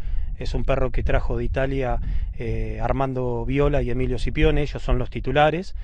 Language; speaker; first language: Spanish; native; Spanish